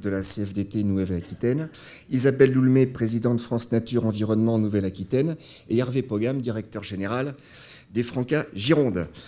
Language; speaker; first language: French; native; French